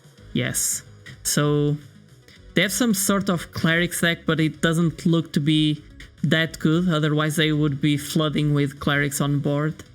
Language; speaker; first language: English; non-native, fluent; Portuguese